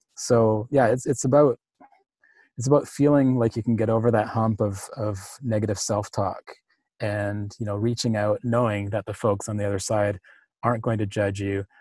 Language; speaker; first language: English; native; English